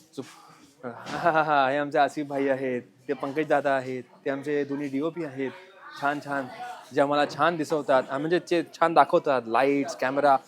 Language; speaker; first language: Marathi; non-native, local second language; Gujarati